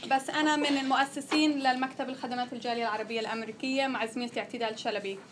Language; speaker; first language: Arabic; early bilingual, heritage; Arabic